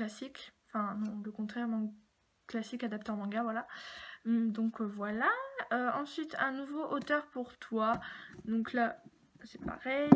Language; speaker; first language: French; native; French